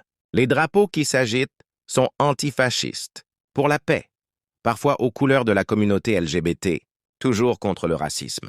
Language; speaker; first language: French; native; French